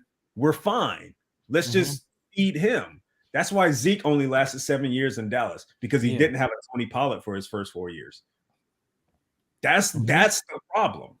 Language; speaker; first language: English; native; English